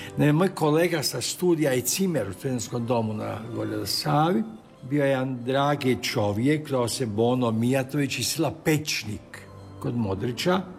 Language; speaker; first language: Croatian; native; Croatian